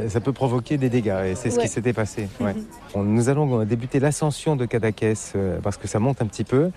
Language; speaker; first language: French; native; French